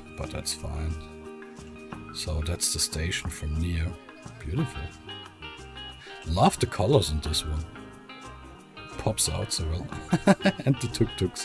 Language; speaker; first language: English; non-native, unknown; German